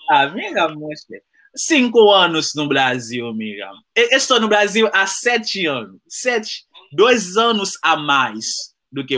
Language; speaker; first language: Portuguese; non-native, learner; Haitian Creole